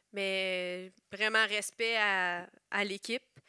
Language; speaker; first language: French; native; French